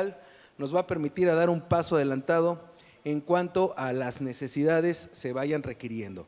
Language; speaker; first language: Spanish; native; Spanish